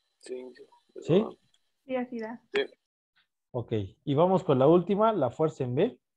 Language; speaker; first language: Spanish; native; Spanish